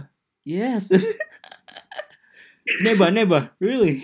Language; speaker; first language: English; non-native, learner; Indonesian